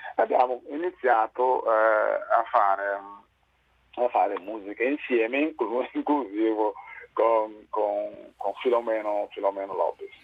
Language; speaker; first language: Italian; non-native, fluent; Upper Guinea Crioulo